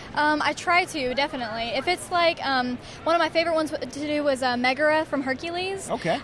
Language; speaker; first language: English; native; English